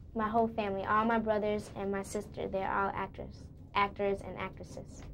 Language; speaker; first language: English; native; English